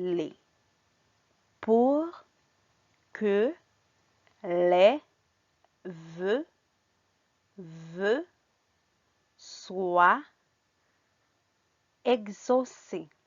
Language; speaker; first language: French; non-native, fluent; Spanish